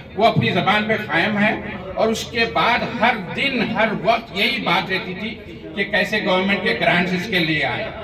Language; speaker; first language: Urdu; native; Urdu